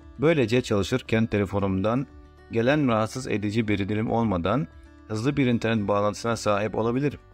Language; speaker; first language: Turkish; non-native, fluent; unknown